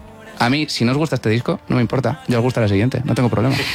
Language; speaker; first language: Spanish; native; Spanish